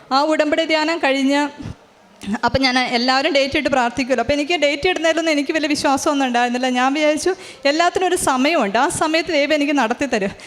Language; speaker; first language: Malayalam; native; Malayalam